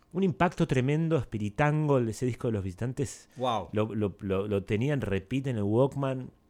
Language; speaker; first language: Spanish; native; Spanish